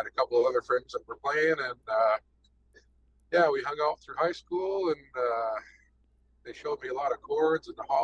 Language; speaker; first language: English; native; English